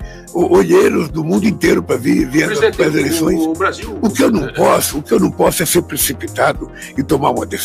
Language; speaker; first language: Portuguese; native; Portuguese